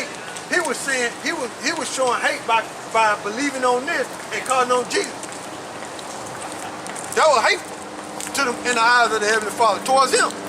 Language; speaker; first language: English; native; English